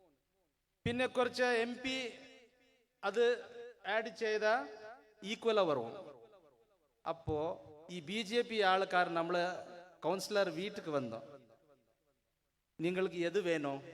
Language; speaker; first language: Malayalam; non-native, learner; Urdu